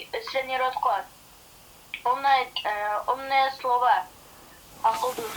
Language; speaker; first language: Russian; non-native, learner; Kyrgyz